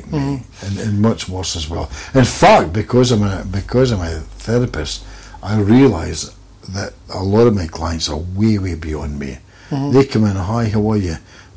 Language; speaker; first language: English; native; English